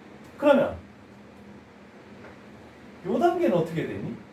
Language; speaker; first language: Korean; native; Korean